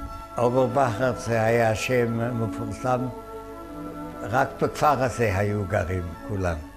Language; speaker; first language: Hebrew; non-native, fluent; German